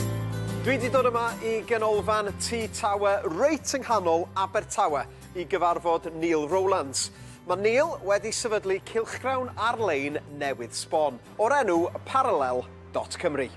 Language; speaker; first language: Welsh; native; Welsh